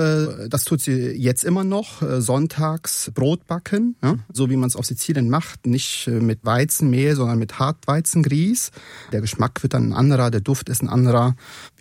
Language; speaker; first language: German; non-native, local second language; Sicilian